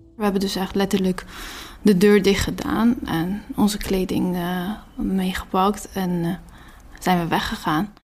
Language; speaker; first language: Dutch; early bilingual, other home language; Persian